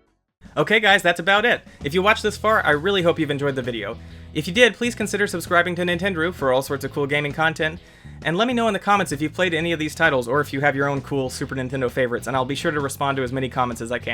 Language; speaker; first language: English; native; English